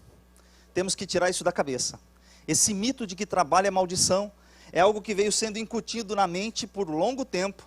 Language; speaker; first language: Portuguese; native; Portuguese